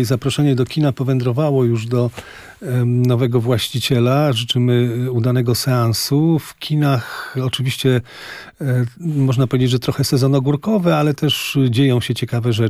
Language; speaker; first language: Polish; native; Polish